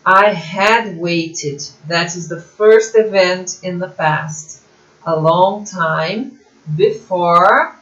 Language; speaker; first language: English; non-native, fluent; Portuguese